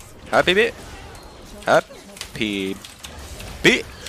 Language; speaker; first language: English; non-native, fluent; Korean